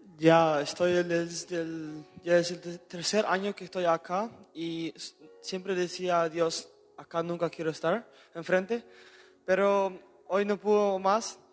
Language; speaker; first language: Spanish; non-native, local second language; German